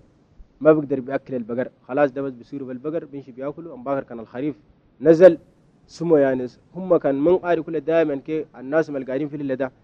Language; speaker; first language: Arabic; native; Arabic